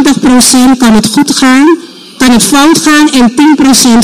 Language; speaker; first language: Dutch; non-native, local second language; Papiamento